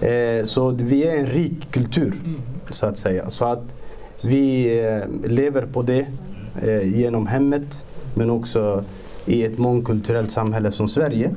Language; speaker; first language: Swedish; early bilingual, other home language; Somali